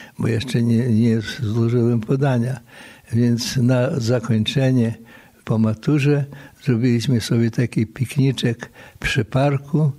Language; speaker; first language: Polish; native; Polish